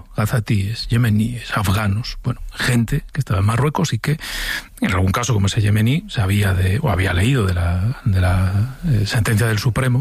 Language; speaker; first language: Spanish; native; Spanish